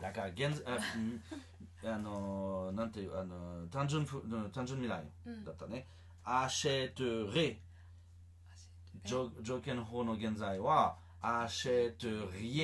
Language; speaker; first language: Japanese; non-native, learner; French